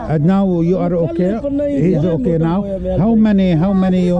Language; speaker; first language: English; non-native, learner; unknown